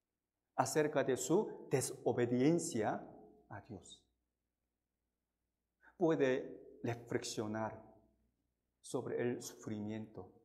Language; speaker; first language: Spanish; non-native, fluent; Korean